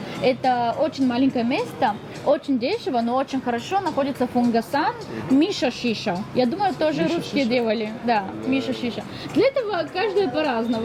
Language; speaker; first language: Russian; non-native, learner; Bulgarian